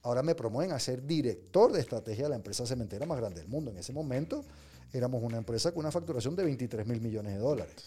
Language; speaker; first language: Spanish; native; Spanish